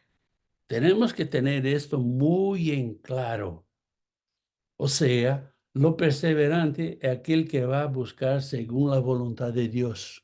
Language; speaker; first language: Spanish; non-native, fluent; Portuguese